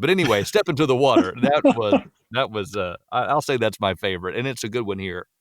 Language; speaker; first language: English; native; English